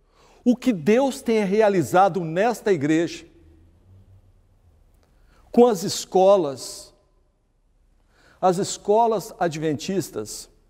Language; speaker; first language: Portuguese; native; Portuguese